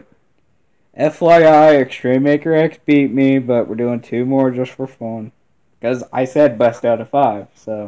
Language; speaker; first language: English; native; English